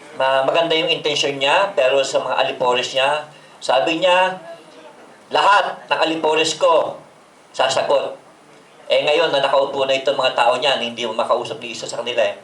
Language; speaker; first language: Filipino; native; Filipino